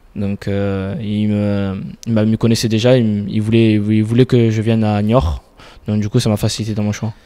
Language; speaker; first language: French; native; French